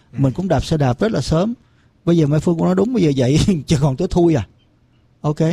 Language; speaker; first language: Vietnamese; early bilingual, heritage; Vietnamese